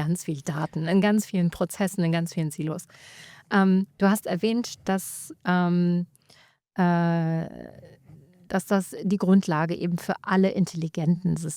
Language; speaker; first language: German; native; German